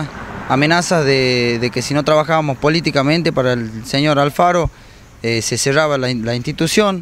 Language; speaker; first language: Spanish; native; Spanish